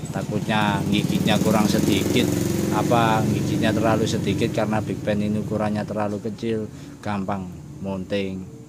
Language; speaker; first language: Indonesian; non-native, local second language; Javanese